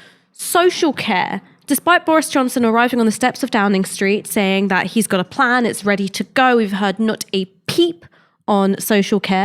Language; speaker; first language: English; native; English